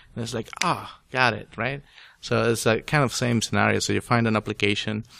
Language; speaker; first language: English; non-native, fluent; Spanish